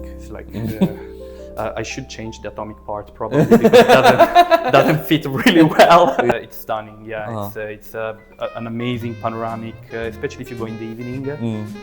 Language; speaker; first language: English; early bilingual, other home language; Italian